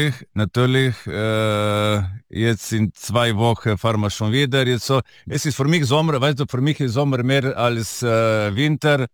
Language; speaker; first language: German; non-native, learner; Italian